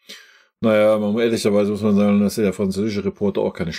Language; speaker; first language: German; native; German